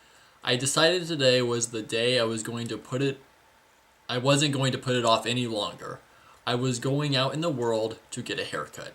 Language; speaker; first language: English; native; English